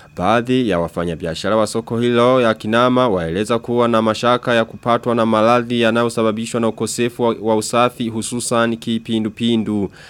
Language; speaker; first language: Swahili; non-native, local second language; Rundi